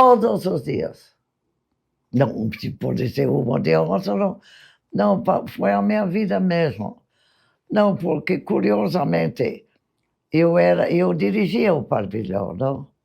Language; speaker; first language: Portuguese; non-native, fluent; English